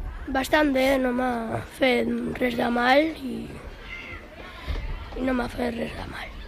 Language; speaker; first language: Catalan; non-native, local second language; Spanish